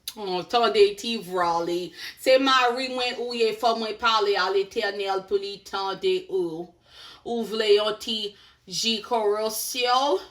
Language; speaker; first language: Haitian Creole; native; Haitian Creole